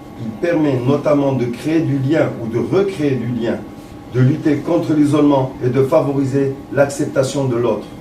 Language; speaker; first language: French; early bilingual, other home language; Arabic